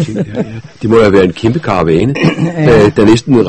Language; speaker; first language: Danish; native; Danish